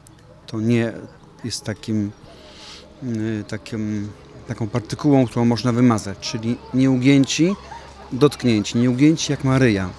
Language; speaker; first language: Polish; native; Polish